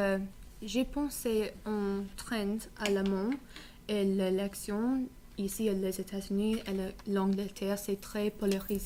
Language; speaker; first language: French; non-native, learner; English